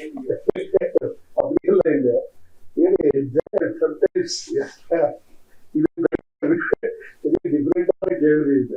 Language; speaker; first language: Tamil; non-native, learner; Kannada